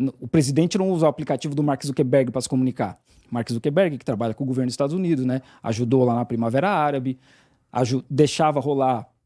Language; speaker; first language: Portuguese; native; Portuguese